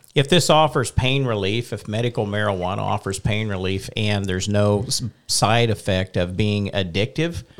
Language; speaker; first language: English; native; English